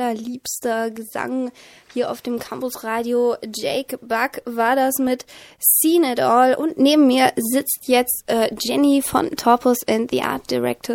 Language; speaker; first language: German; native; German